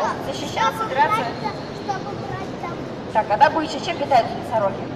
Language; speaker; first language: Russian; native; Russian